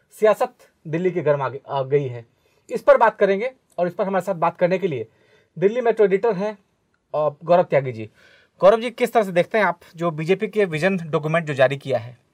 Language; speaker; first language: Hindi; native; Hindi